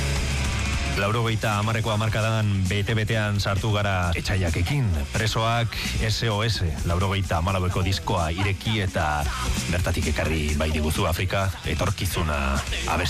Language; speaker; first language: Basque; native; Basque